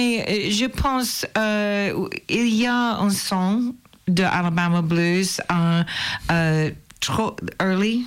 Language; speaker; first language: French; non-native, learner; English